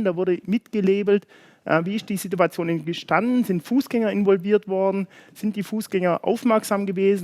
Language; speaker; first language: German; native; German